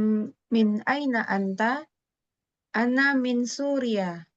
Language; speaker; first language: Arabic; non-native, learner; Indonesian